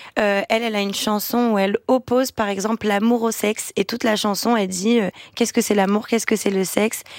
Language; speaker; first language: French; non-native, fluent; Portuguese